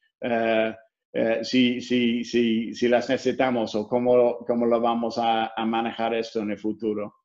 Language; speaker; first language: Spanish; non-native, fluent; English